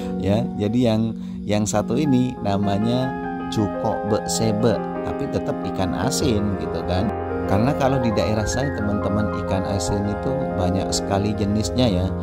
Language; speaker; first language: Indonesian; non-native, local second language; Madurese